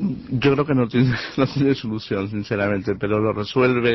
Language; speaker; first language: Spanish; native; Spanish